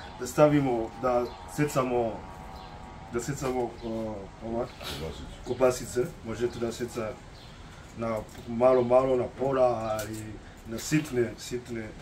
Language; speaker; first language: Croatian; non-native, learner; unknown